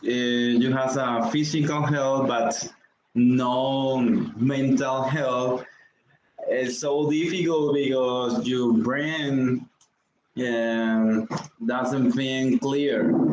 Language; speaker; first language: English; non-native, learner; Spanish